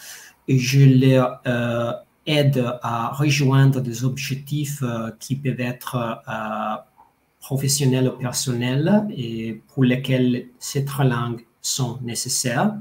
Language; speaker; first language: French; non-native, fluent; Italian